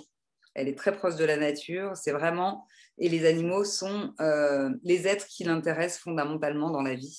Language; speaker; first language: French; native; French